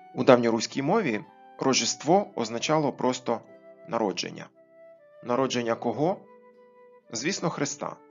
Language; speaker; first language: Ukrainian; native; Ukrainian